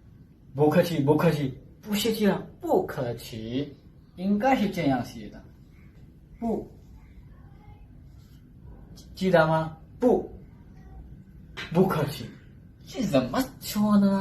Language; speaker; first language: Chinese; non-native, fluent; Urdu